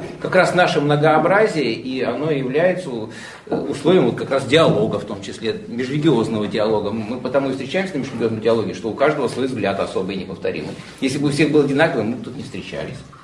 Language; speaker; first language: Russian; native; Russian